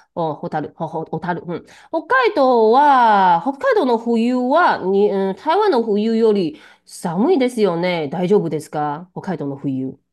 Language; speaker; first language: Japanese; non-native, fluent; Chinese